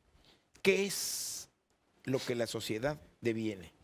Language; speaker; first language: Spanish; native; Spanish